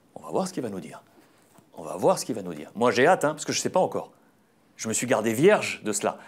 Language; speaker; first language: French; native; French